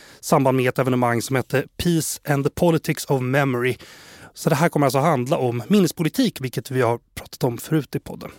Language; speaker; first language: Swedish; native; Swedish